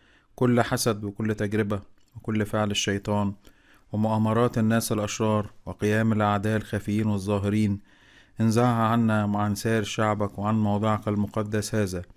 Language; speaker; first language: Arabic; native; Arabic